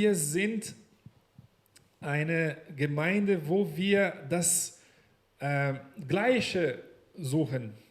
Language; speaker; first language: German; non-native, learner; Portuguese